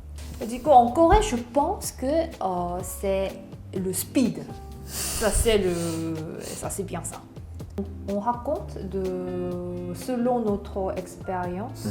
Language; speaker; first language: French; non-native, learner; Korean